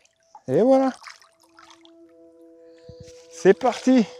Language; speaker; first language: French; native; French